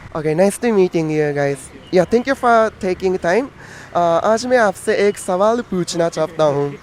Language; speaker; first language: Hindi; non-native, fluent; Japanese